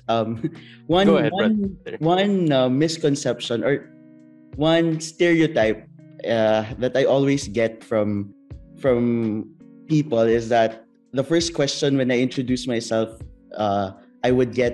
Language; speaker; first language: English; non-native, local second language; Filipino